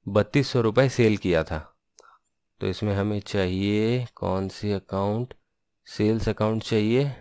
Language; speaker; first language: Hindi; non-native, local second language; Bangla